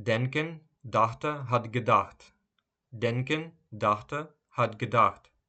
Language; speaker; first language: German; non-native, fluent; Ukrainian